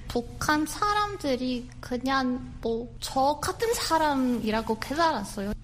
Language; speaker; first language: Korean; non-native, fluent; Polish